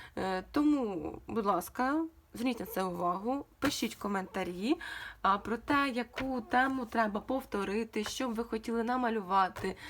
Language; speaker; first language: Ukrainian; non-native, local second language; Russian